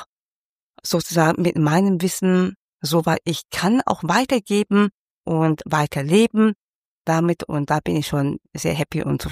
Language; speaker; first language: German; non-native, fluent; Cantonese